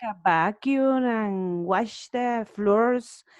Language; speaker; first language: English; non-native, learner; Spanish